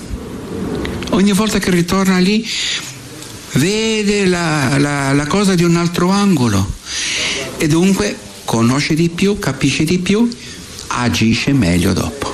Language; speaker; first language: Italian; non-native, fluent; Portuguese